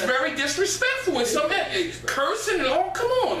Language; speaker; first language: English; native; English